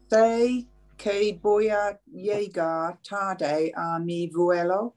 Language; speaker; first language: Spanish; non-native, learner; English